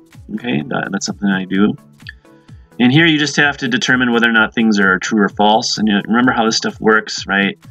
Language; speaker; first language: English; native; English